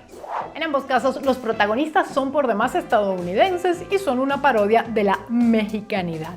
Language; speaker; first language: Spanish; native; Spanish